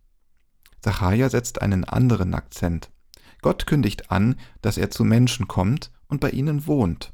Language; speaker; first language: German; native; German